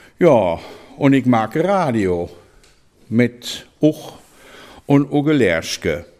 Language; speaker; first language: German; native; German